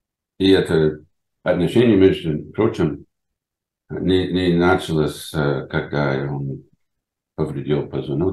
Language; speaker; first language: Russian; non-native, fluent; English